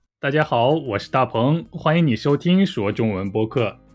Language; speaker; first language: Chinese; native; Chinese